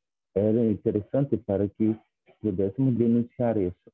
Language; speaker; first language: Spanish; non-native, fluent; Portuguese